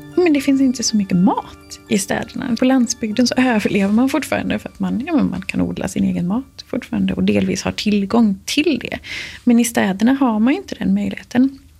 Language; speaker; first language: Swedish; native; Swedish